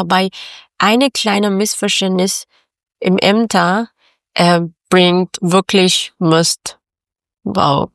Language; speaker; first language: German; non-native, learner; Persian